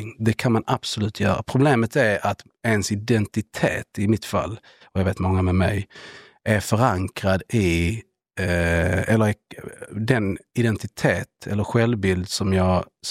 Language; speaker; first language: Swedish; native; Swedish